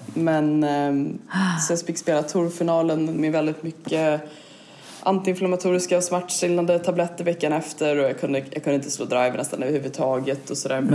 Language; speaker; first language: Swedish; native; Swedish